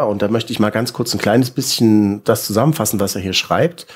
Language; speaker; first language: German; native; German